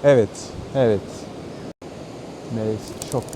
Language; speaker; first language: Turkish; non-native, learner; English